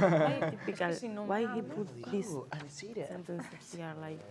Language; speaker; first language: English; non-native, learner; Spanish